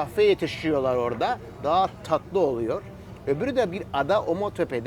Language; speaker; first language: Turkish; early bilingual, heritage; Turkish